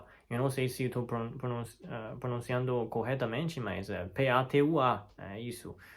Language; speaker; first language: Portuguese; non-native, fluent; Chinese